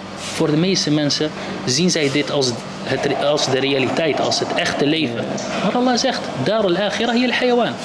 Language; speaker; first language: Dutch; early bilingual, other home language; Arabic